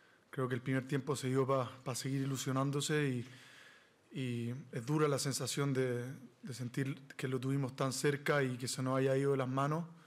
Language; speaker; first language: Spanish; native; Spanish